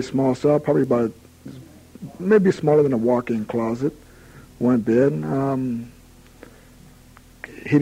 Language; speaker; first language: English; native; English